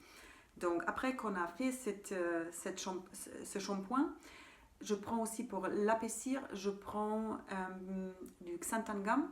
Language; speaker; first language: French; non-native, fluent; German